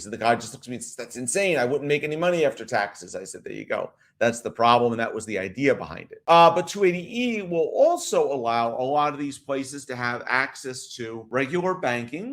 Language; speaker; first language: English; native; English